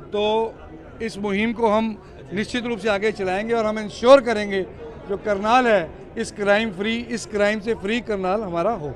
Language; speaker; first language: Hindi; native; Hindi